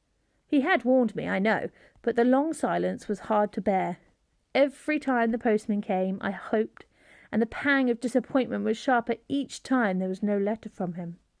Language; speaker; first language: English; native; English